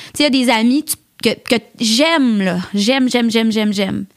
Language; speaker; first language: French; native; French